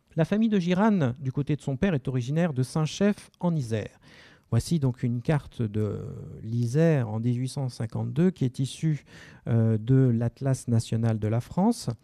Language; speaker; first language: French; native; French